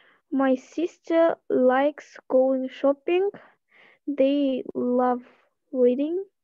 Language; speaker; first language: English; non-native, learner; Russian